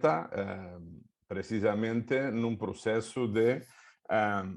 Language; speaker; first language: Spanish; non-native, fluent; Portuguese